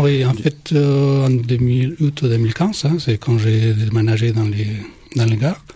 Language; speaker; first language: French; non-native, fluent; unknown